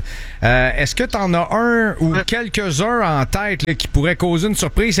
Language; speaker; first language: French; native; French